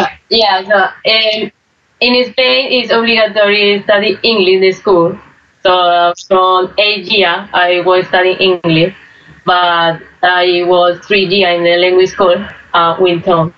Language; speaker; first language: English; non-native, learner; Spanish